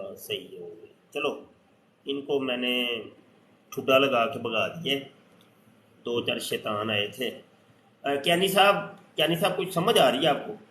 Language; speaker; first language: Urdu; non-native, local second language; Punjabi